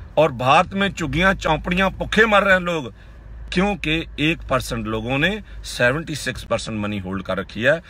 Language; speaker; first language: Hindi; non-native, local second language; Punjabi